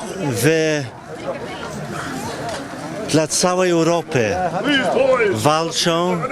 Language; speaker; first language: Polish; early bilingual, heritage; English